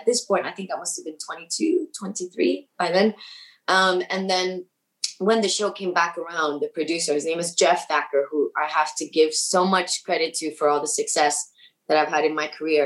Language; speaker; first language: English; early bilingual, other home language; Spanish